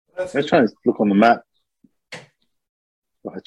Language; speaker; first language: English; native; English